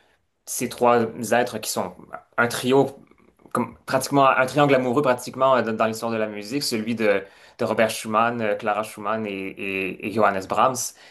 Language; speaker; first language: French; native; French